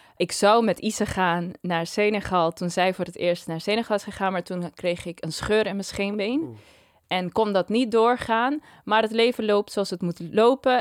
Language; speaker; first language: Dutch; non-native, local second language; Papiamento